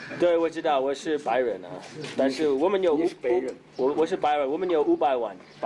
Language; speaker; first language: Chinese; non-native, learner; English